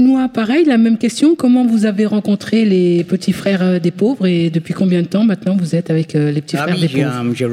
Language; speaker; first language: French; native; French